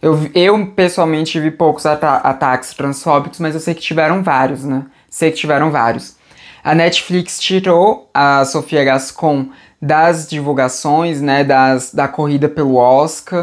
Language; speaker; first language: Portuguese; native; Portuguese